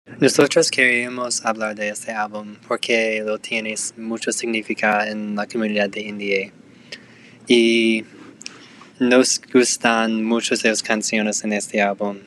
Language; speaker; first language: Spanish; non-native, learner; English